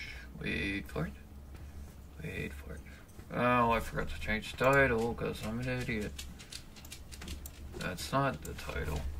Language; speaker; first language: English; native; English